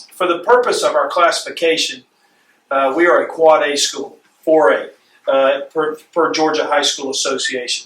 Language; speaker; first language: English; native; English